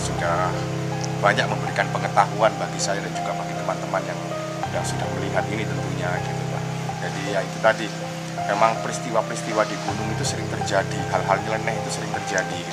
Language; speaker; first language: Indonesian; native; Indonesian